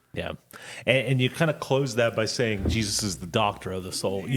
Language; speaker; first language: English; native; English